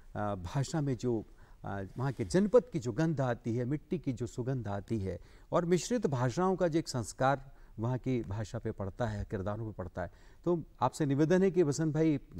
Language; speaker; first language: Hindi; native; Hindi